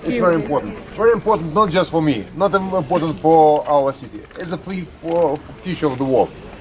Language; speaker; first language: English; non-native, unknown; Ukrainian